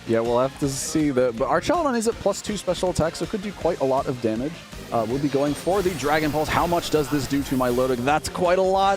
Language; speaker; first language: English; native; English